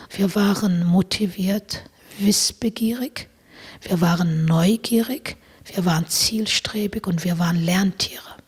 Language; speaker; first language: German; non-native, fluent; Turkish